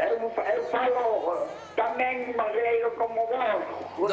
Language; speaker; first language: Portuguese; non-native, learner; Spanish